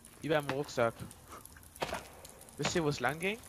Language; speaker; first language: German; native; German